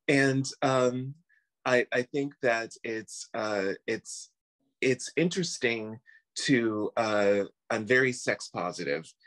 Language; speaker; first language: English; native; English